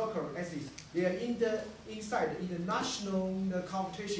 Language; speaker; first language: English; non-native, learner; Chinese